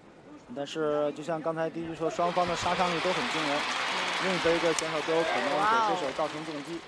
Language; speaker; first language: Chinese; native; Chinese